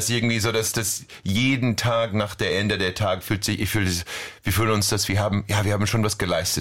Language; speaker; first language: German; non-native, fluent; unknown